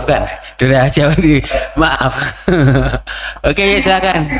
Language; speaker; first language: Indonesian; native; Indonesian